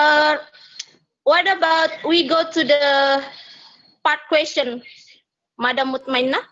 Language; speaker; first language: English; non-native, fluent; Indonesian